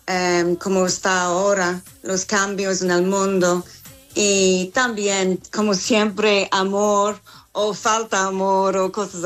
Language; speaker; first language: Spanish; non-native, fluent; English